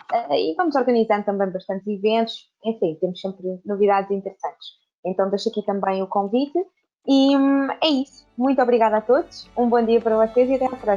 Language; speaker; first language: Portuguese; native; Portuguese